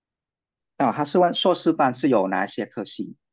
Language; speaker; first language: Chinese; non-native, fluent; Vietnamese